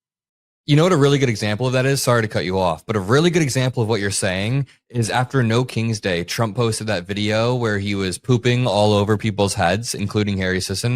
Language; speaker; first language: English; native; English